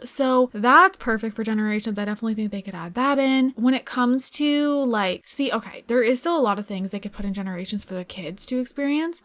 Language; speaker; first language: English; native; English